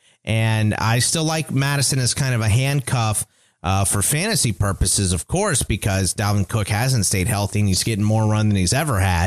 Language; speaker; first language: English; native; English